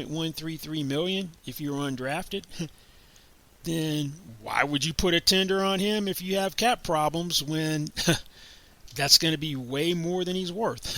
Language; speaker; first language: English; native; English